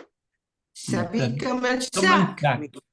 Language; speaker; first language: French; non-native, learner; English